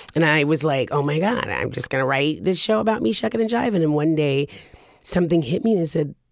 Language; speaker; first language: English; early bilingual, other home language; Japanese